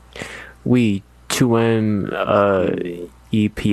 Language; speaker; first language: French; non-native, learner; English